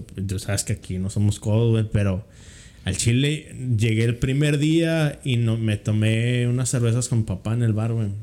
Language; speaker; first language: Spanish; early bilingual, heritage; Spanish